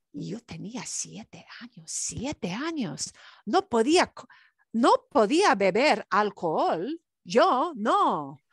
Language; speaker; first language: Spanish; non-native, fluent; English